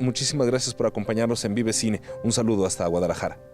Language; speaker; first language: Spanish; native; Spanish